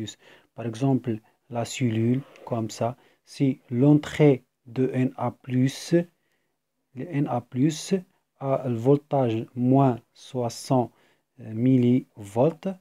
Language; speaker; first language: French; non-native, fluent; Arabic